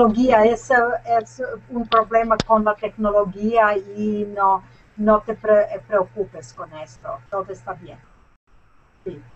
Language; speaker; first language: Spanish; non-native, learner; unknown